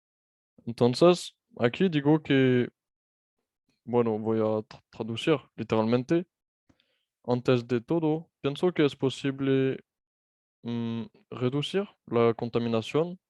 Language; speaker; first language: Spanish; non-native, fluent; French